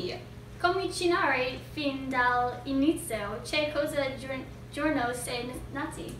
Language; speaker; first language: Italian; non-native, learner; English